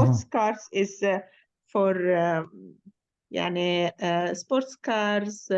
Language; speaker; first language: English; non-native, learner; Arabic